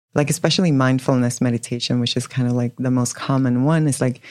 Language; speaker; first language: English; non-native, fluent; Swedish